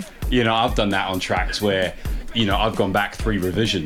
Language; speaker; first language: English; native; English